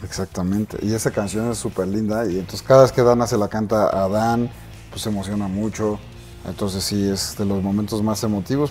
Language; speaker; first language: Spanish; native; Spanish